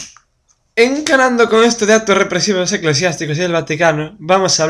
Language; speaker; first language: Spanish; native; Spanish